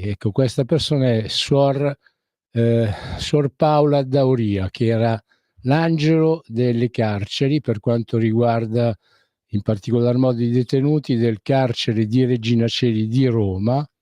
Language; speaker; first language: Italian; native; Italian